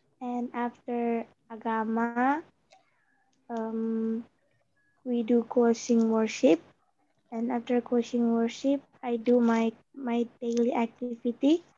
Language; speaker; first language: English; non-native, learner; Indonesian